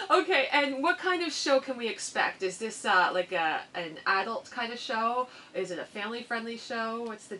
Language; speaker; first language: English; native; English